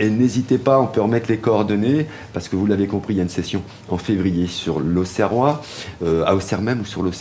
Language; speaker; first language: French; native; French